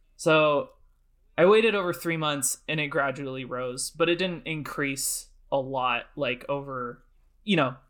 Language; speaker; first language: English; native; English